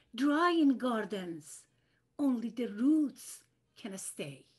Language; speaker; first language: English; non-native, fluent; Persian